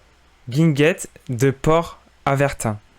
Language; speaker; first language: French; native; French